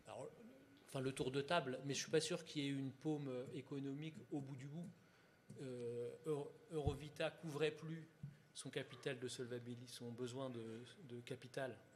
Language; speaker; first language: French; native; French